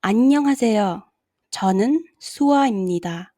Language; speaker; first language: Korean; non-native, fluent; Mongolian